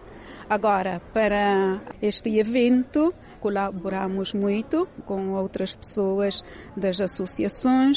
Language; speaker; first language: Portuguese; non-native, local second language; Kabuverdianu